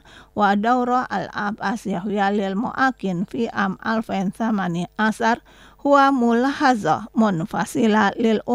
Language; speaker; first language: Arabic; non-native, fluent; Indonesian